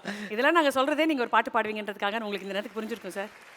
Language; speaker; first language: Tamil; native; Tamil